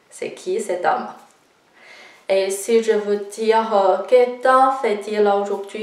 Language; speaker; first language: French; non-native, fluent; Chinese